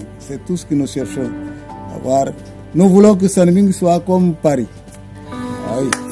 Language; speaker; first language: French; non-native, fluent; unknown